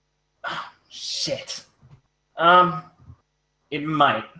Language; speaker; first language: English; native; English